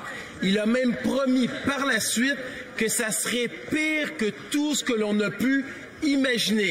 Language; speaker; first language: French; native; French